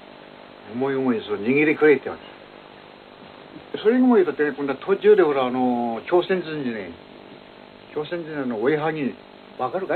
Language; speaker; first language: Japanese; native; Japanese